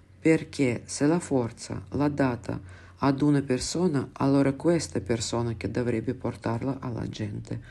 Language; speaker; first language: Italian; non-native, fluent; Russian